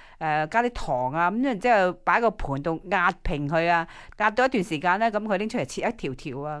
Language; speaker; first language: Cantonese; native; Cantonese